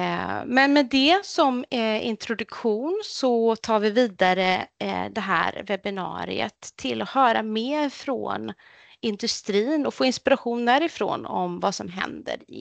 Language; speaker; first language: Swedish; native; Swedish